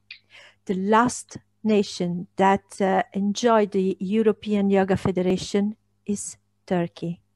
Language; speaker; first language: English; non-native, fluent; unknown